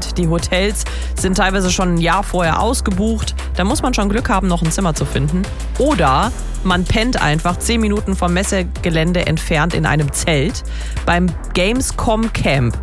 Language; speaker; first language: German; native; German